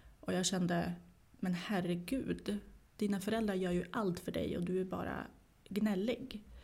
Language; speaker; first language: Swedish; early bilingual, other home language; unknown